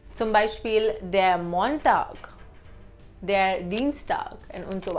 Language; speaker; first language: German; non-native, fluent; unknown